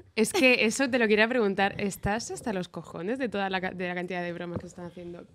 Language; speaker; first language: Spanish; native; Spanish